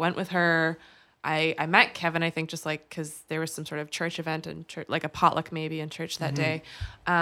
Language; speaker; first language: English; native; English